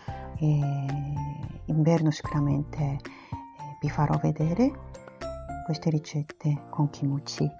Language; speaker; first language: Italian; non-native, learner; Japanese